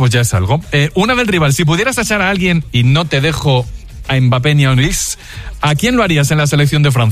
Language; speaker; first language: Spanish; native; Spanish